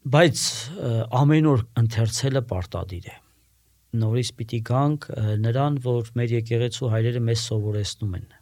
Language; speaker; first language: Armenian; native; Armenian